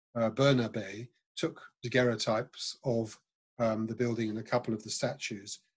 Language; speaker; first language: English; native; English